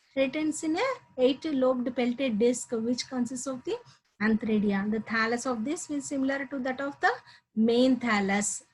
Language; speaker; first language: English; non-native, local second language; Telugu